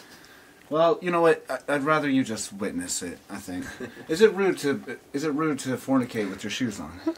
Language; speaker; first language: English; native; English